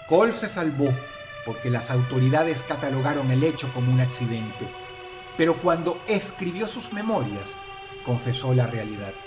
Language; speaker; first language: Spanish; native; Spanish